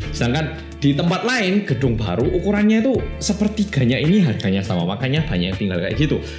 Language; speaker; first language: Indonesian; non-native, fluent; Korean